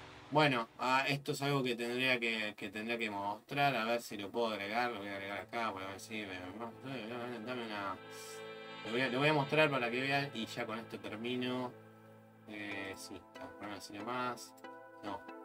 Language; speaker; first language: Spanish; native; Spanish